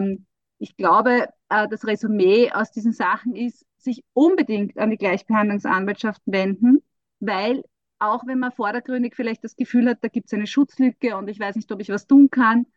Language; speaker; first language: German; native; German